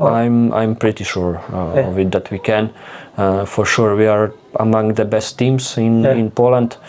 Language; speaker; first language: English; non-native, fluent; Slovenian